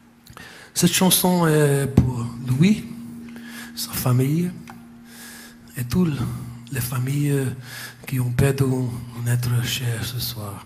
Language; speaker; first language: French; non-native, fluent; English